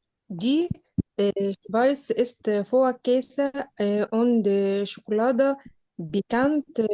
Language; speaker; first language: German; non-native, learner; Arabic